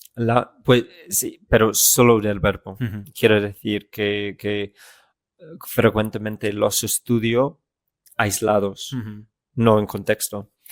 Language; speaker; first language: Spanish; non-native, fluent; English